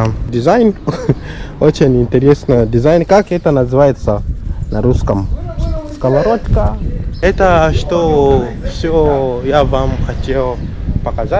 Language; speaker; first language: Russian; non-native, fluent; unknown